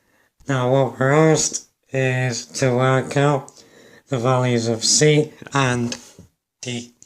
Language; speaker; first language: English; native; English